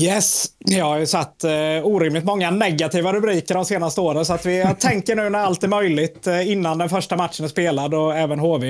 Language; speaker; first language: Swedish; native; Swedish